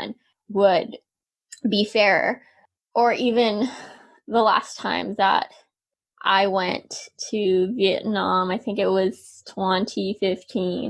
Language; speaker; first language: English; native; English